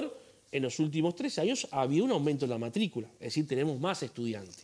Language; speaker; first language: Spanish; native; Spanish